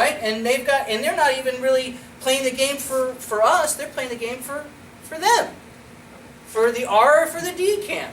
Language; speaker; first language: English; native; English